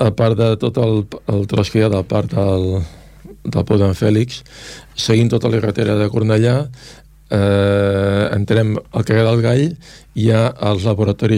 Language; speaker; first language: Catalan; native; Catalan